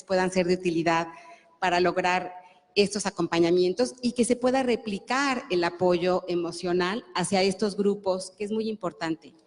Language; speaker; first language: Spanish; native; Spanish